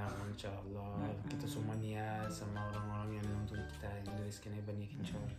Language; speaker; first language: Indonesian; non-native, learner; Arabic